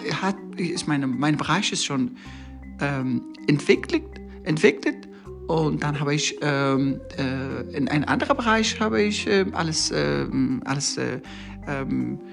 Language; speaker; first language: German; non-native, learner; Persian